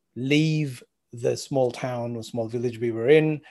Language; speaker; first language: English; non-native, local second language; Sinhala